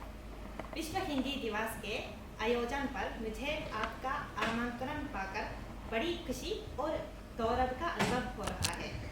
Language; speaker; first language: Hindi; non-native, fluent; Japanese